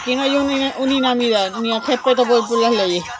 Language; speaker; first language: Spanish; native; Spanish